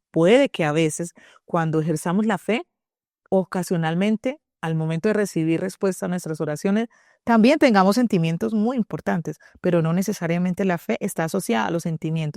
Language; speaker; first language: Spanish; native; Spanish